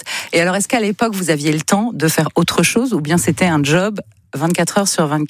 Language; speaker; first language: French; native; French